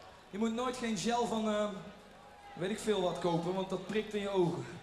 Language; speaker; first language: Dutch; native; Dutch